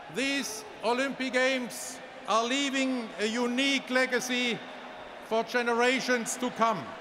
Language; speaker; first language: English; non-native, fluent; German